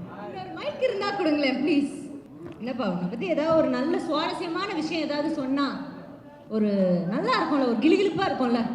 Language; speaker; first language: Tamil; native; Tamil